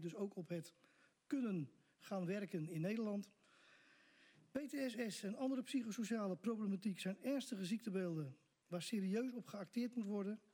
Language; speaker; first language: Dutch; native; Dutch